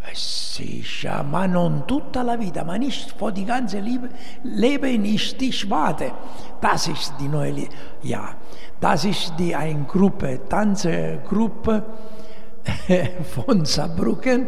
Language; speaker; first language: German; non-native, learner; Italian